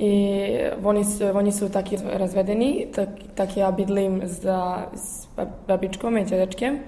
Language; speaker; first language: Czech; early bilingual, heritage; Serbian